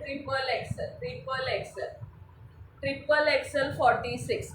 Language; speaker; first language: Hindi; non-native, local second language; Marathi